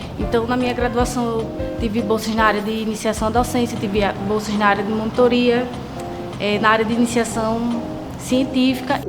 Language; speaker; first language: Portuguese; native; Portuguese